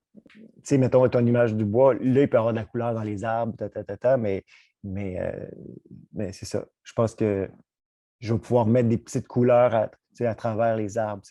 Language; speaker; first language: French; native; French